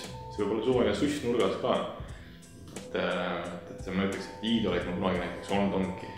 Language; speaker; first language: Estonian; native; Estonian